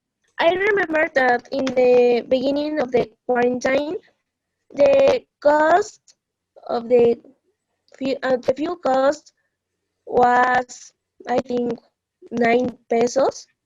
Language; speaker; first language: English; non-native, learner; Spanish